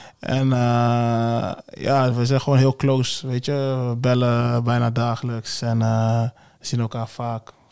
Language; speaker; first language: Dutch; early bilingual, other home language; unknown